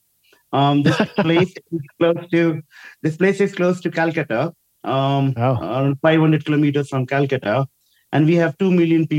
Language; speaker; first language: English; non-native, local second language; Hindi